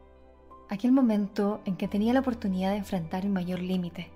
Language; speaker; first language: Spanish; native; Spanish